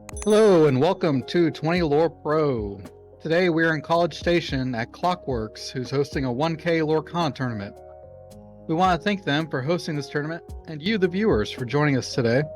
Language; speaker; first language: English; native; English